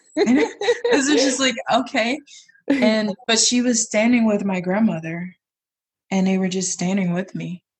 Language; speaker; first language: English; native; English